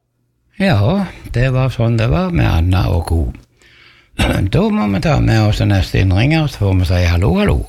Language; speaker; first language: Norwegian; native; Norwegian